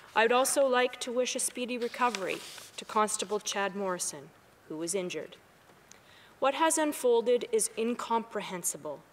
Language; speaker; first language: English; native; English